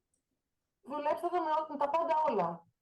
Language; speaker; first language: Greek; native; Greek